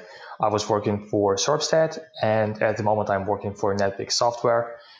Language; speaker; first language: English; non-native, fluent; Ukrainian